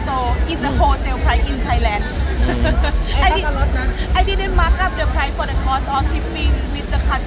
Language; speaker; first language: English; non-native, learner; Thai